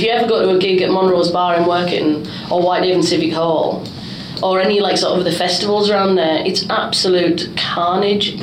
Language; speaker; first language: English; native; English